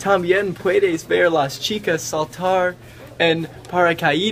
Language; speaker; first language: Spanish; non-native, learner; English